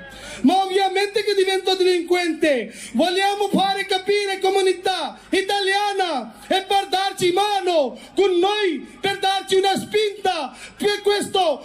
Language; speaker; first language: Italian; non-native, fluent; Urdu